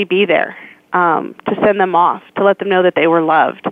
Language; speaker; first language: English; native; English